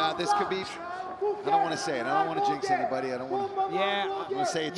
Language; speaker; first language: English; native; English